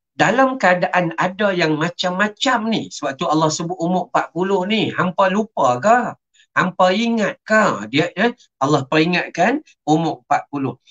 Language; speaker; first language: Malay; native; Malay